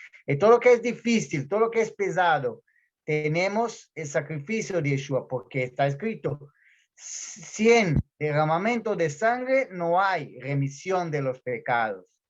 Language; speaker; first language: Spanish; non-native, fluent; Portuguese